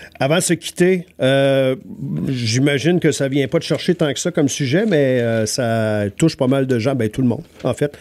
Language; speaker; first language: French; native; French